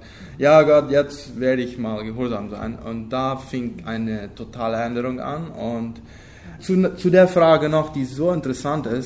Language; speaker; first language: German; non-native, local second language; Low German